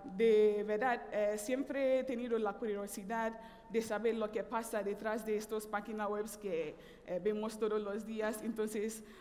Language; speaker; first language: Spanish; non-native, fluent; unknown